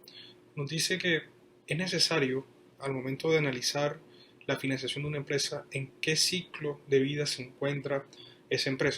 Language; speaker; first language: Spanish; native; Spanish